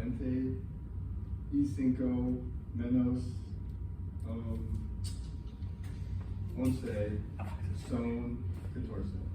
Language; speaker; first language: Spanish; non-native, learner; English